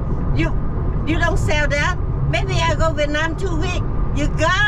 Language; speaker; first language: English; non-native, learner; Vietnamese